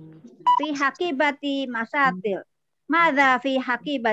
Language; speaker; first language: Arabic; non-native, learner; Indonesian